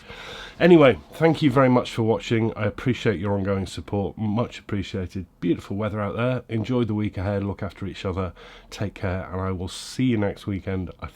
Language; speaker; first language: English; native; English